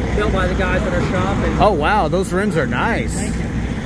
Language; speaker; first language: English; native; English